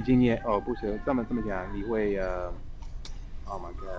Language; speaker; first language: Chinese; non-native, fluent; English